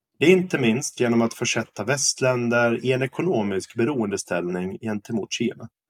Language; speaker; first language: Swedish; native; Swedish